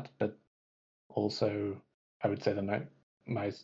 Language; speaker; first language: English; native; English